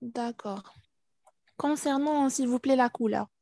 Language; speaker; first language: French; non-native, learner; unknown